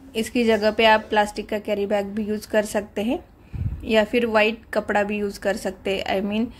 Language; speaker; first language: Hindi; non-native, local second language; Marathi